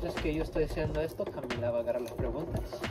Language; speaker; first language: Spanish; early bilingual, heritage; Spanish